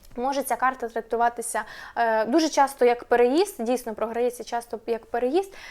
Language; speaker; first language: Ukrainian; non-native, local second language; Russian